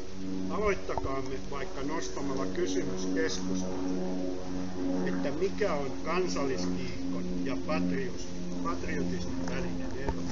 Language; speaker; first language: Finnish; native; Finnish